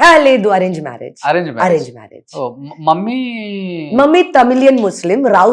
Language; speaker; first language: Telugu; non-native, learner; Hindi